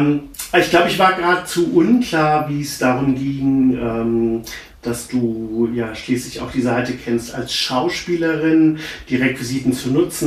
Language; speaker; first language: German; native; German